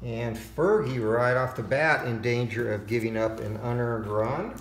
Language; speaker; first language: English; native; English